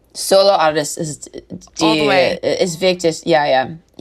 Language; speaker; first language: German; non-native, learner; English